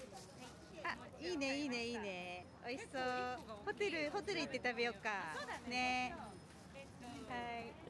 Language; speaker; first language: Japanese; native; Japanese